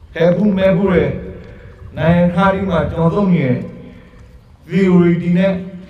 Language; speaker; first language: Burmese; native; Burmese